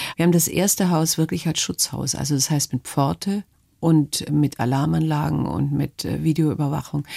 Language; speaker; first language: German; native; German